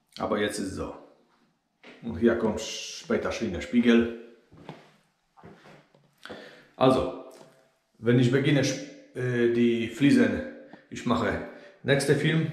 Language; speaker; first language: German; non-native, learner; Polish